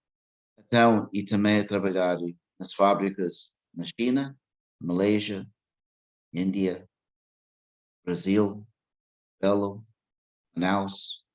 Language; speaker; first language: Portuguese; early bilingual, heritage; English